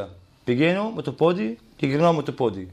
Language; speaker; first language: Greek; non-native, learner; Kurdish